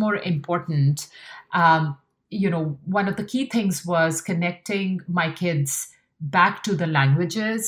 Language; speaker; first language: English; non-native, local second language; Hindi